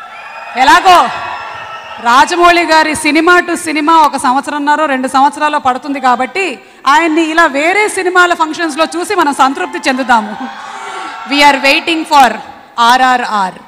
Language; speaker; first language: Telugu; native; Telugu